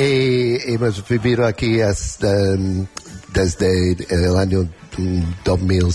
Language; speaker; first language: Spanish; non-native, learner; English